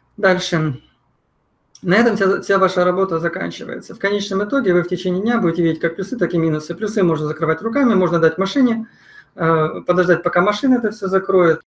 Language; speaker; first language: Russian; native; Russian